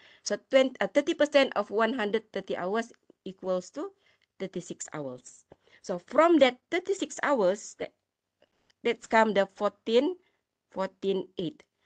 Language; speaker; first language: English; non-native, local second language; Malay